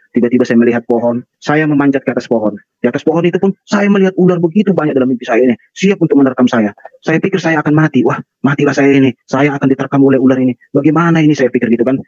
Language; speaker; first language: Indonesian; native; Indonesian